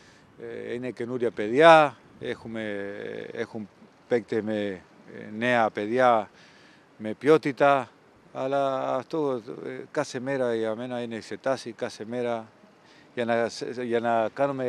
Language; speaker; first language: Greek; non-native, fluent; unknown